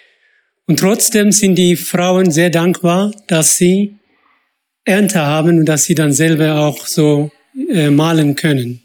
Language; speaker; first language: German; non-native, fluent; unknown